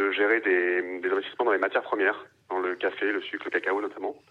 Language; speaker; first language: French; native; French